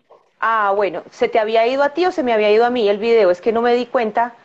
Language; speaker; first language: Spanish; native; Spanish